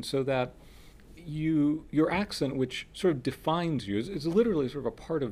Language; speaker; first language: English; early bilingual, other home language; Spanish